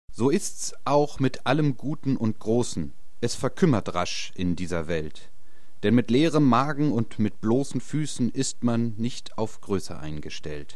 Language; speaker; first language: German; native; German